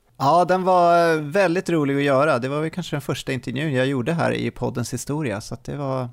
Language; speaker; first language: Swedish; native; Swedish